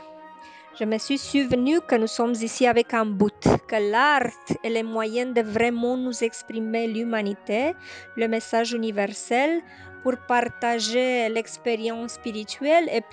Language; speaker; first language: French; non-native, fluent; Romanian